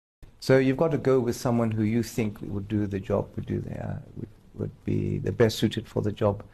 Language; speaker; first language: English; non-native, local second language; Tswana